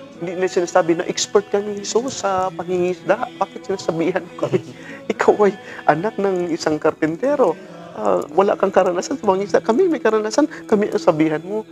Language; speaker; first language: Filipino; non-native, local second language; Cebuano